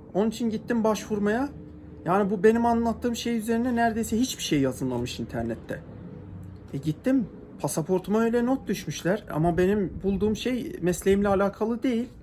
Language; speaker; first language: Turkish; native; Turkish